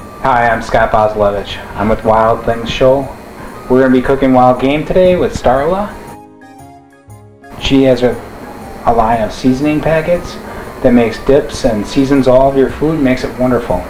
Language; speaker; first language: English; native; English